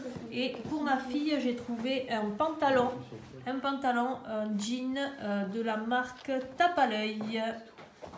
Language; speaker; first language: French; native; French